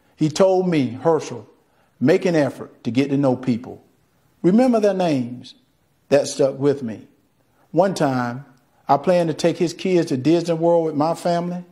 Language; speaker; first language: English; native; English